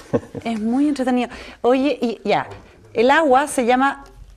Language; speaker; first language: Spanish; native; Spanish